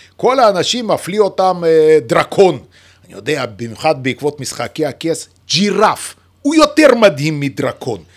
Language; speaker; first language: Hebrew; non-native, fluent; Yiddish